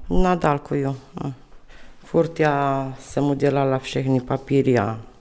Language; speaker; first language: Czech; early bilingual, heritage; Czech